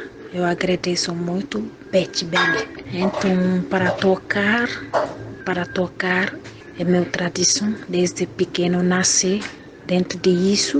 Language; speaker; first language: Portuguese; non-native, learner; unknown